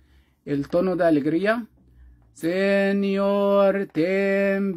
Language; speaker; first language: Spanish; non-native, fluent; Arabic